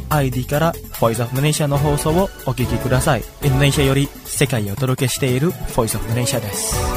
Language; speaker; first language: Japanese; non-native, fluent; Indonesian